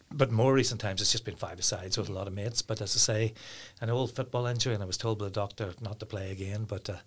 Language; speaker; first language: English; native; English